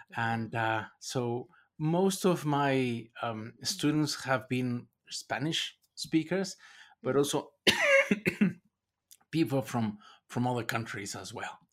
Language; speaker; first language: English; non-native, fluent; Spanish